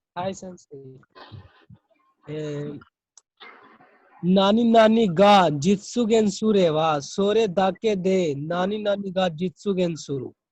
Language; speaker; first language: Japanese; non-native, learner; Hindi